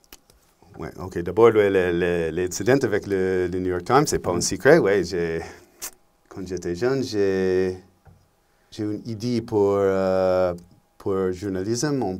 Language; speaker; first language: French; non-native, learner; English